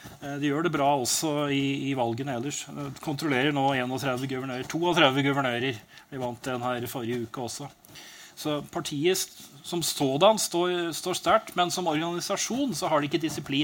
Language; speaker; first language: Norwegian; native; Norwegian